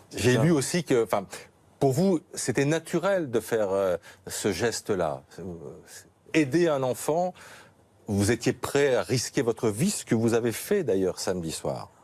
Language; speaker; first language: French; native; French